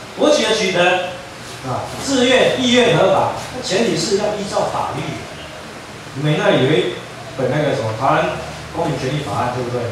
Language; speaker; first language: Chinese; native; Chinese